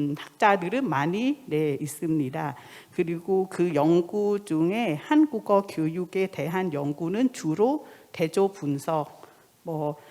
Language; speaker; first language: Korean; non-native, fluent; Thai